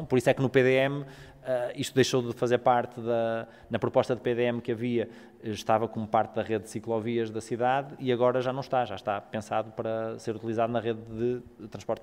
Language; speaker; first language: Portuguese; native; Portuguese